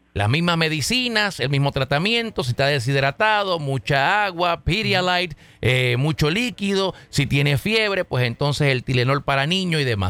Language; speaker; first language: Spanish; native; Spanish